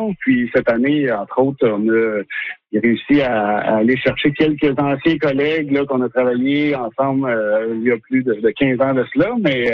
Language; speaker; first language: French; native; French